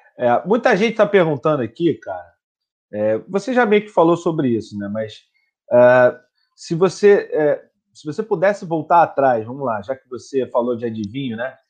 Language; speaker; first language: Portuguese; native; Portuguese